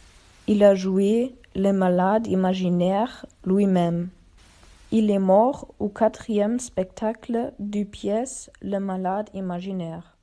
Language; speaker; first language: French; non-native, learner; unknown